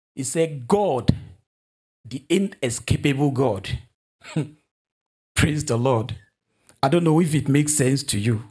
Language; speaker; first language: English; non-native, local second language; Yoruba